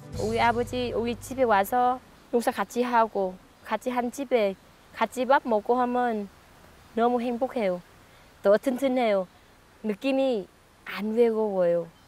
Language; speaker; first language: Korean; non-native, learner; Vietnamese